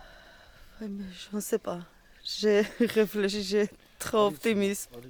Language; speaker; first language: French; non-native, learner; Georgian